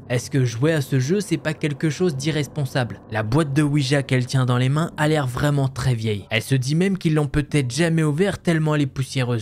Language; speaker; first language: French; native; French